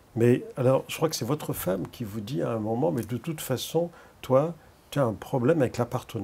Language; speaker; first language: French; native; French